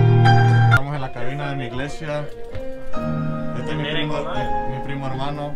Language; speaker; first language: Spanish; early bilingual, heritage; Spanish